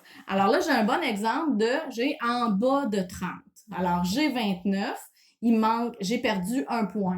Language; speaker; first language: French; native; French